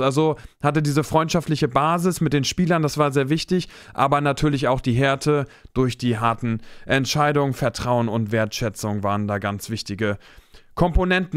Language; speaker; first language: German; native; German